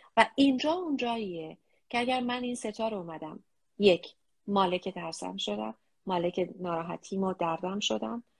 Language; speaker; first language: Persian; native; Persian